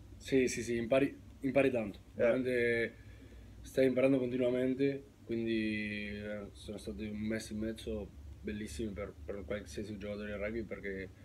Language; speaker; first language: Italian; non-native, learner; Spanish